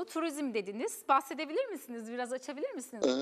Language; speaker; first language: Turkish; native; Turkish